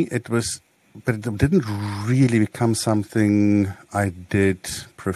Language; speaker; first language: English; native; English